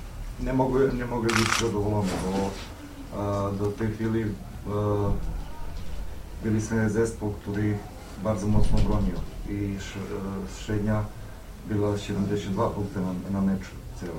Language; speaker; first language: Polish; non-native, learner; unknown